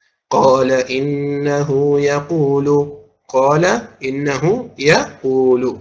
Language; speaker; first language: Arabic; non-native, fluent; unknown